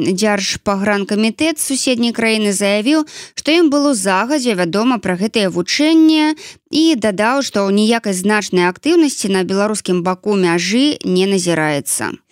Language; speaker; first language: Belarusian; native; Belarusian